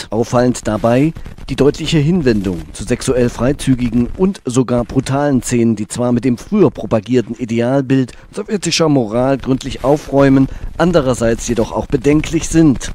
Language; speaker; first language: German; native; German